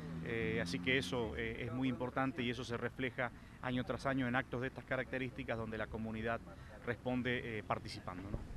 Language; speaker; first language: Spanish; native; Spanish